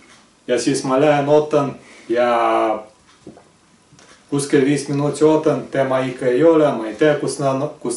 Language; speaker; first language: Estonian; non-native, local second language; Russian